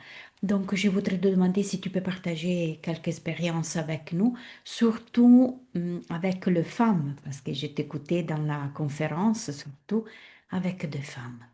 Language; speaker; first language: French; non-native, fluent; Italian